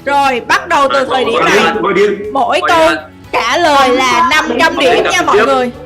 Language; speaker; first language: Vietnamese; native; Vietnamese